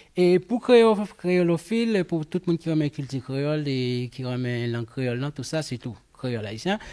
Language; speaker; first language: Haitian Creole; non-native, fluent; Spanish